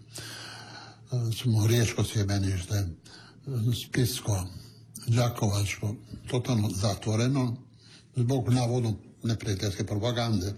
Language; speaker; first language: Serbian; non-native, local second language; Italian